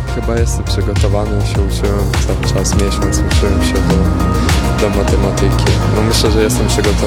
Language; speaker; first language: Polish; non-native, local second language; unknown